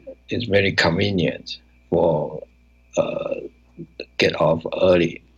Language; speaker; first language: English; non-native, learner; Chinese